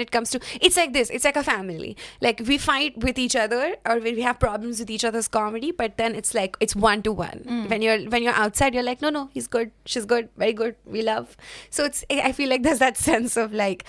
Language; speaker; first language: English; non-native, local second language; Hindi